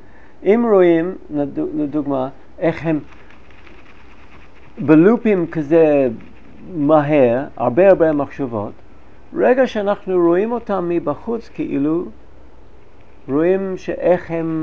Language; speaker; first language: Hebrew; non-native, fluent; English